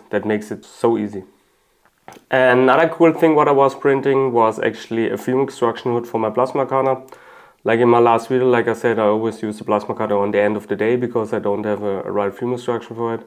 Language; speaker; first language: English; non-native, fluent; German